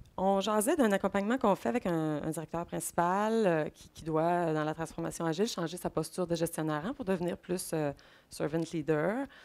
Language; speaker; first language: French; native; French